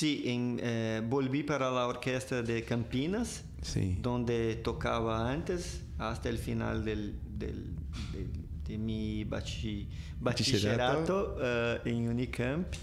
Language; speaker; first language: Spanish; non-native, fluent; Portuguese